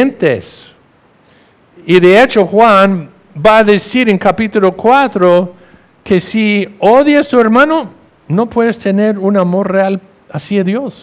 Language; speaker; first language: Spanish; non-native, fluent; English